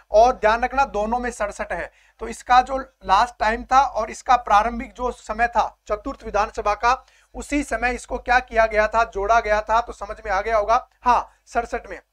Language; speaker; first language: Hindi; native; Hindi